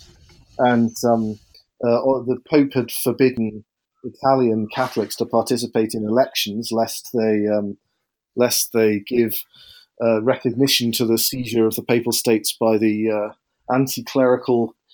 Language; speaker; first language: English; native; English